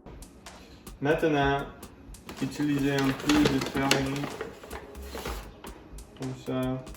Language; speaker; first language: French; non-native, learner; English